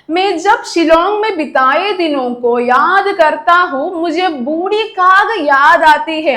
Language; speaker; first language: Hindi; non-native, local second language; Malayalam